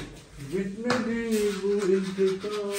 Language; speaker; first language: Turkish; non-native, learner; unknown